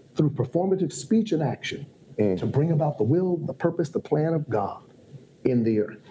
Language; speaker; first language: English; native; English